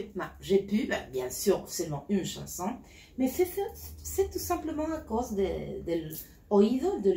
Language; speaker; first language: French; non-native, learner; Spanish